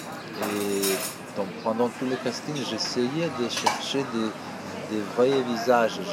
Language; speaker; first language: French; non-native, fluent; Italian